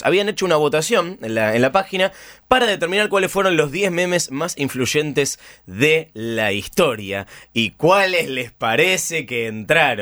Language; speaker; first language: Spanish; native; Spanish